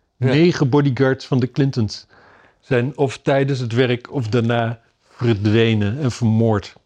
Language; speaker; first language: Dutch; native; Dutch